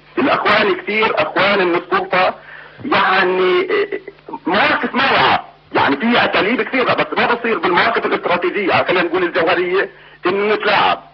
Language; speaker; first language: Arabic; native; Arabic